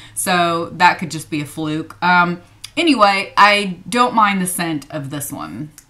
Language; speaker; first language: English; native; English